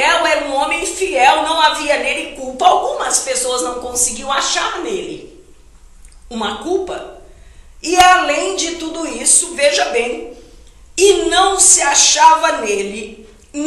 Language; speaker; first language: Portuguese; native; Portuguese